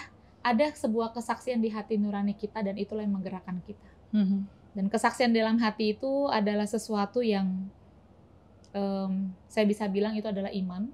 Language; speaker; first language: Indonesian; native; Indonesian